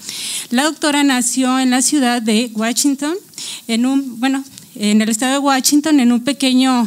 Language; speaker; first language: Spanish; native; Spanish